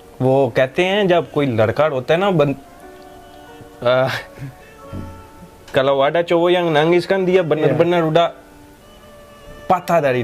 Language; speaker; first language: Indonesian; non-native, fluent; Hindi